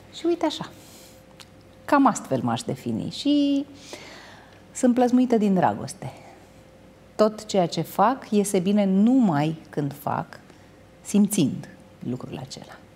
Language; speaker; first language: Romanian; native; Romanian